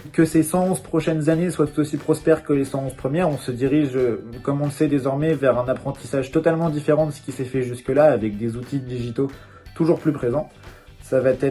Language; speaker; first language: French; native; French